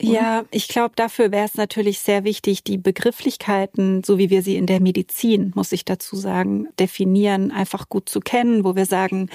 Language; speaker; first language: German; native; German